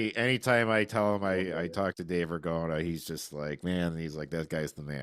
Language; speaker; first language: English; native; English